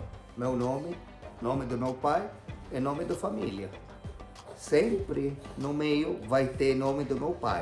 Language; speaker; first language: Portuguese; non-native, fluent; Arabic